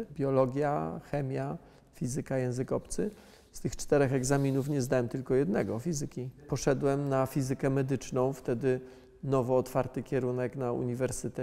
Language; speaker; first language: Polish; native; Polish